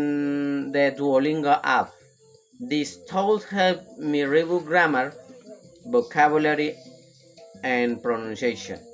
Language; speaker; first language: English; non-native, learner; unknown